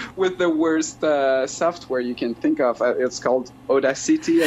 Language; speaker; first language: English; non-native, fluent; French